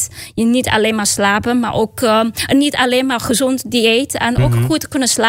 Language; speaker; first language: Dutch; non-native, learner; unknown